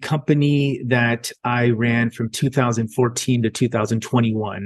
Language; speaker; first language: English; native; English